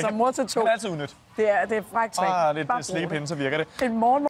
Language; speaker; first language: Danish; native; Danish